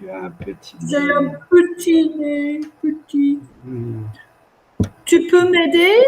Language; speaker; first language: French; non-native, fluent; English